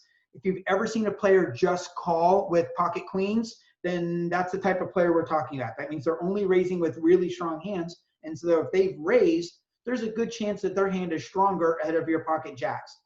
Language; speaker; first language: English; native; English